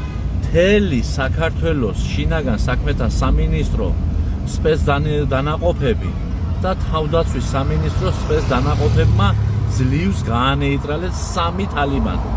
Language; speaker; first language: Georgian; native; Georgian